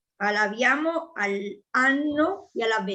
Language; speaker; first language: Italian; non-native, learner; Spanish